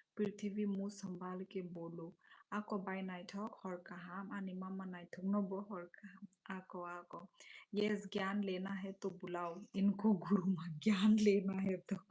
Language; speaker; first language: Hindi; non-native, local second language; Kok Borok